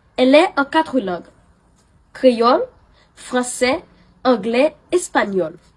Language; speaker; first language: French; non-native, local second language; Haitian Creole